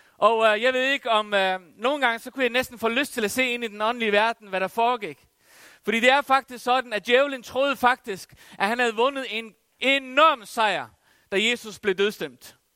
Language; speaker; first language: Danish; non-native, local second language; Faroese